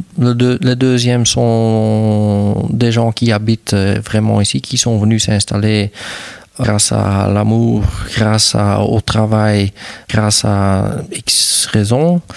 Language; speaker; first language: French; non-native, local second language; Dutch